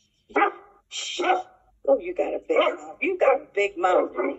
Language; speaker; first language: English; native; English